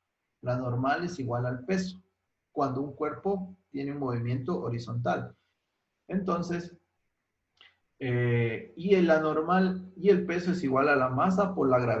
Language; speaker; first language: Spanish; native; Spanish